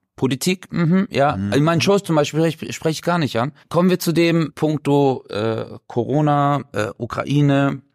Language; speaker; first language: German; early bilingual, other home language; Turkish